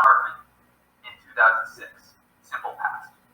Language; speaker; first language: Portuguese; non-native, fluent; English